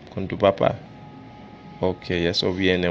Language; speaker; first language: Spanish; non-native, fluent; Haitian Creole